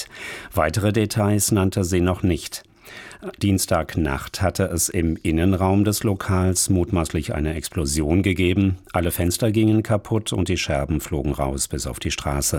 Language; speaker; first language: German; native; German